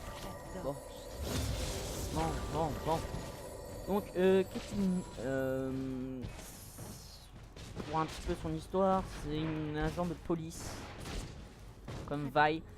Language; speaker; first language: French; native; French